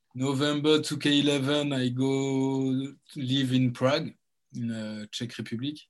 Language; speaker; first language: English; early bilingual, heritage; French